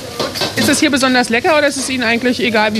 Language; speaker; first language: German; native; German